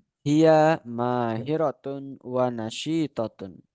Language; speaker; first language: Arabic; non-native, fluent; Indonesian